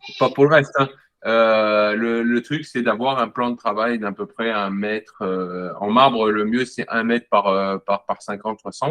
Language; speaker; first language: French; native; French